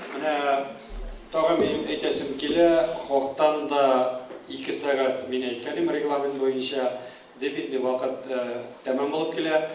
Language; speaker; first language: Tatar; native; Tatar